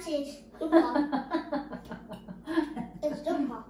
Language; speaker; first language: German; early bilingual, other home language; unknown